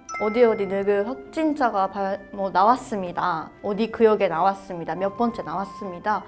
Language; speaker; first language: Korean; non-native, fluent; Japanese